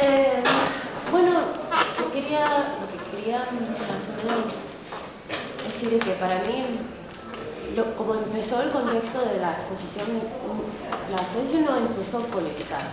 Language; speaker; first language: Spanish; non-native, fluent; English